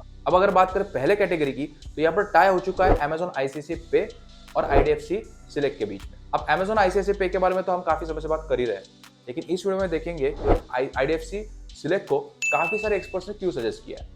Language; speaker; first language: Hindi; native; Hindi